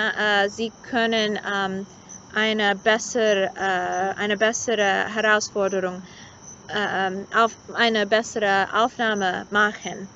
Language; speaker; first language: German; non-native, learner; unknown